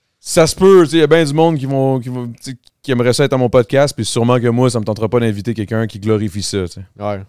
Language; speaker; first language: French; native; French